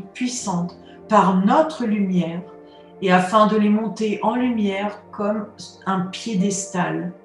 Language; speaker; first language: French; native; French